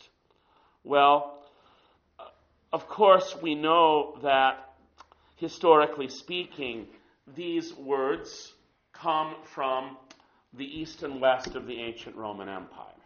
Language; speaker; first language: English; native; English